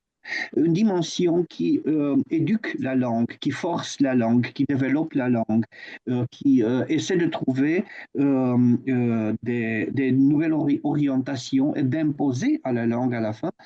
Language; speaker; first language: French; non-native, fluent; Romanian